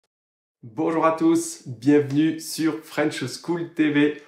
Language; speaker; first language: French; native; French